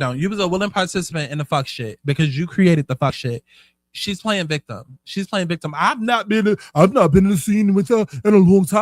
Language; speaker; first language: English; native; English